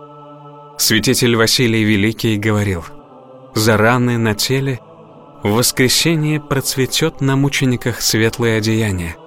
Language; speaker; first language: Russian; native; Russian